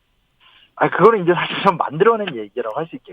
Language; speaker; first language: Korean; native; Korean